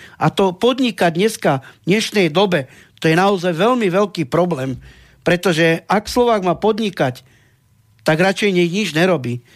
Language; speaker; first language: Slovak; non-native, local second language; Romany